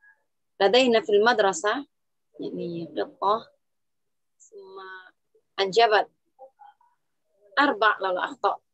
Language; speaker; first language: Arabic; non-native, fluent; Indonesian